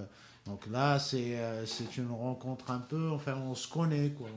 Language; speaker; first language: French; non-native, local second language; Kabyle